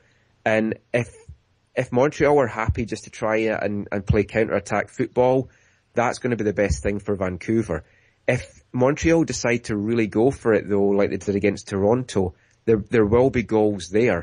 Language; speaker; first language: English; native; English